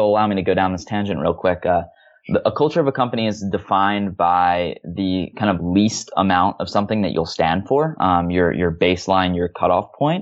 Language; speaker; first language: English; native; English